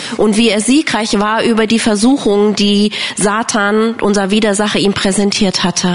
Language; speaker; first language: German; non-native, fluent; English